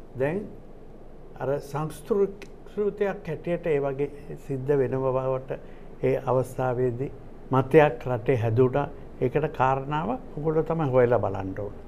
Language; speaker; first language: Sinhala; non-native, local second language; Tamil